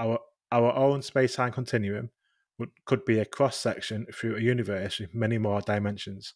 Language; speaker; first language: English; native; English